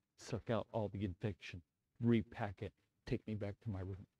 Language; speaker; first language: English; native; English